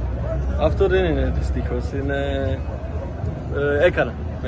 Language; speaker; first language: Greek; non-native, fluent; Czech